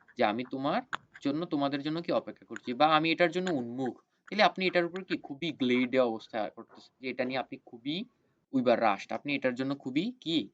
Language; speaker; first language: Bangla; native; Bangla